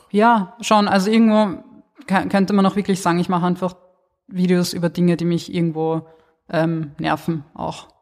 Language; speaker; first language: German; early bilingual, other home language; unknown